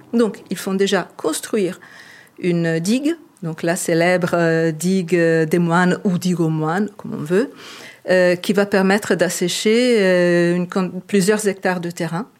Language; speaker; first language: French; non-native, fluent; Italian